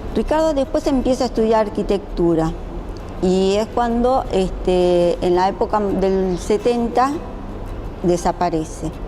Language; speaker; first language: Spanish; early bilingual, other home language; Japanese